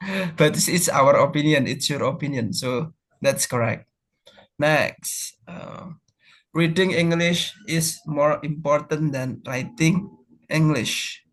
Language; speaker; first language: English; non-native, fluent; Indonesian